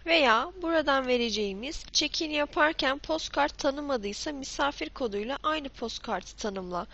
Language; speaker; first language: Turkish; native; Turkish